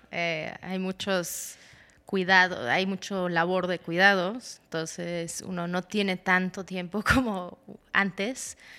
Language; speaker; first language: Spanish; early bilingual, heritage; Spanish